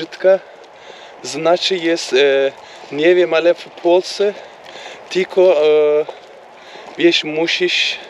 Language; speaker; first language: Polish; non-native, learner; Turkish